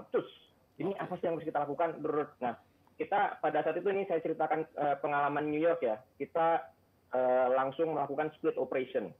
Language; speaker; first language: Indonesian; native; Indonesian